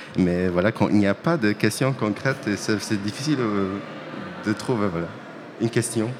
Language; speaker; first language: French; non-native, fluent; Polish